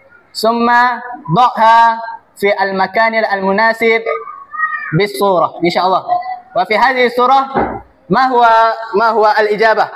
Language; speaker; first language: Arabic; non-native, learner; Malay